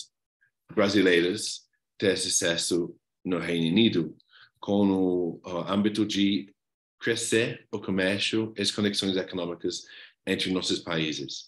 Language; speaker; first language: Portuguese; non-native, fluent; English